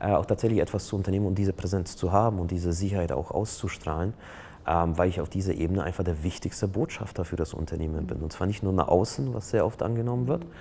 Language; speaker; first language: German; non-native, fluent; Polish